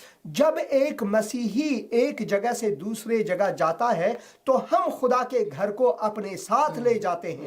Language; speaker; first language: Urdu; non-native, fluent; Persian